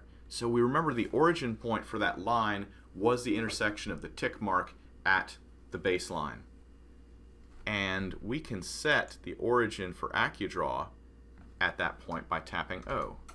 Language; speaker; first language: English; native; English